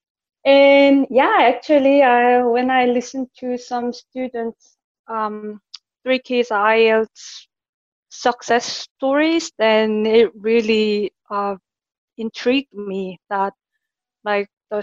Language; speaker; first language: English; non-native, fluent; Korean